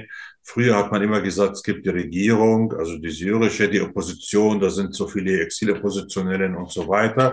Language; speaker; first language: German; non-native, fluent; Arabic